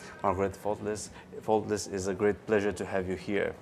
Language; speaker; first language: English; non-native, fluent; Romanian